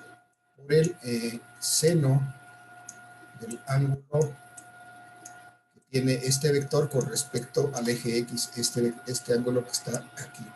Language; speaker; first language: Spanish; native; Spanish